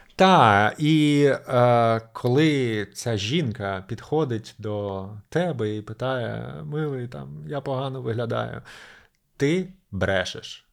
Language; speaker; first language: Ukrainian; native; Ukrainian